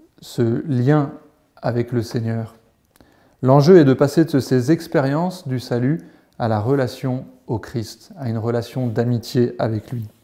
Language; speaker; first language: French; native; French